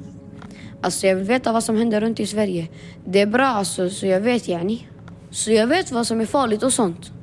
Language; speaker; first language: Swedish; early bilingual, other home language; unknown